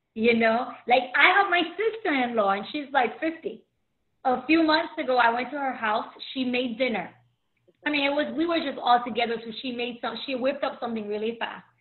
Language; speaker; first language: English; early bilingual, other home language; Haitian Creole